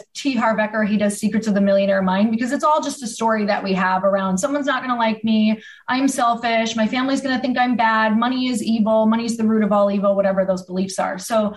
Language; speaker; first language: English; native; English